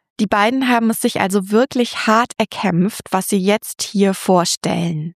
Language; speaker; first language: German; native; German